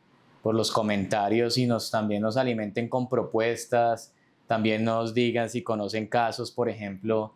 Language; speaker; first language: Spanish; native; Spanish